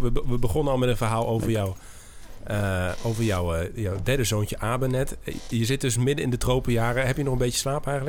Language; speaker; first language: Dutch; native; Dutch